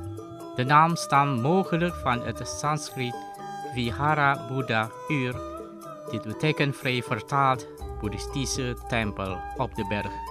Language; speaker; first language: Dutch; non-native, fluent; Indonesian